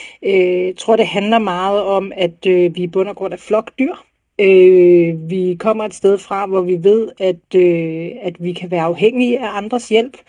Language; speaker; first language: Danish; native; Danish